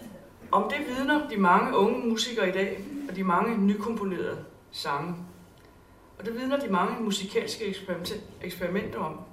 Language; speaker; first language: Danish; native; Danish